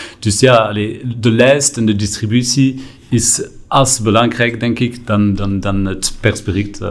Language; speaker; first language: Dutch; non-native, local second language; French